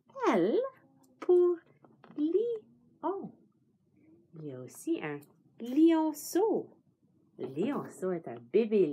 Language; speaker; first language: French; non-native, fluent; English